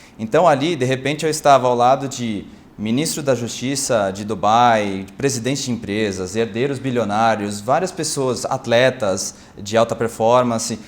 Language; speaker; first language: Portuguese; native; Portuguese